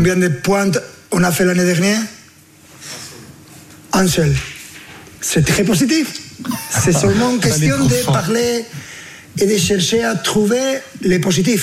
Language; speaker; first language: French; non-native, fluent; Spanish